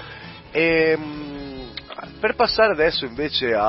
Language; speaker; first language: Italian; native; Italian